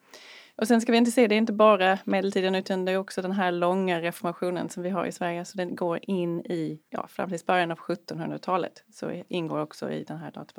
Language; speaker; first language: Swedish; non-native, fluent; English